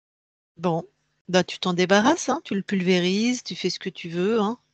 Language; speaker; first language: French; native; French